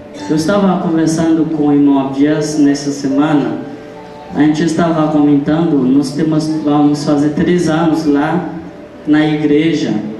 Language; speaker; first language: Portuguese; non-native, fluent; Haitian Creole